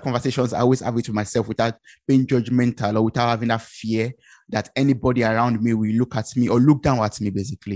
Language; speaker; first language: English; non-native, local second language; Yoruba